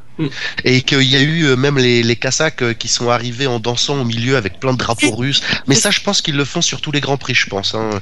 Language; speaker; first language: French; native; French